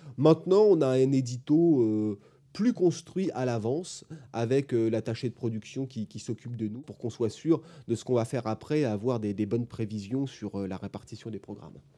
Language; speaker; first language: French; native; French